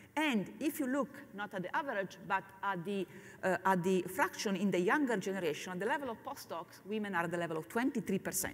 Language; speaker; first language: English; non-native, fluent; Italian